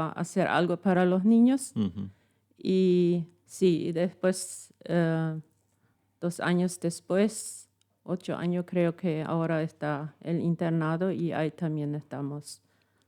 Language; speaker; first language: Spanish; non-native, local second language; Plautdietsch